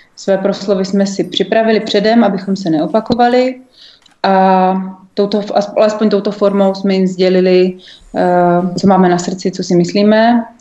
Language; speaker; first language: Czech; native; Czech